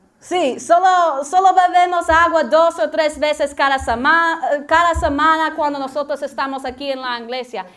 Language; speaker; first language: Spanish; non-native, learner; English